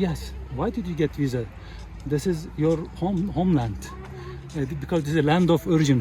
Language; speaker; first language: English; non-native, fluent; Turkish